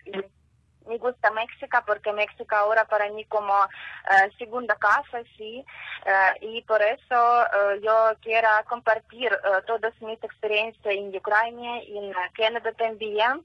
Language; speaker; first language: Spanish; non-native, learner; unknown